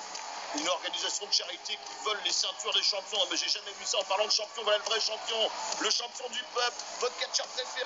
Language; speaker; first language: French; native; French